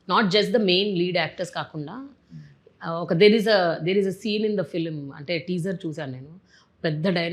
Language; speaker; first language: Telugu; native; Telugu